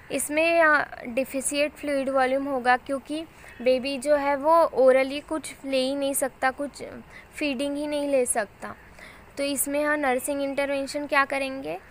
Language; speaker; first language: Hindi; non-native, local second language; Marathi